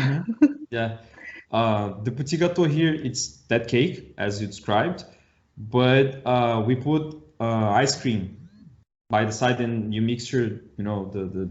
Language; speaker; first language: English; non-native, learner; Portuguese